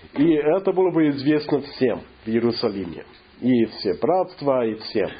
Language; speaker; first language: Russian; non-native, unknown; English